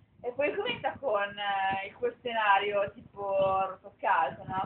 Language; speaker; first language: Italian; native; Italian